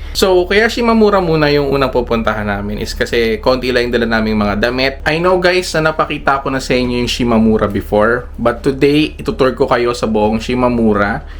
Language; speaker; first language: Filipino; native; Filipino